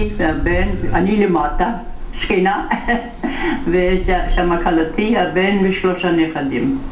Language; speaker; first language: Hebrew; non-native, fluent; German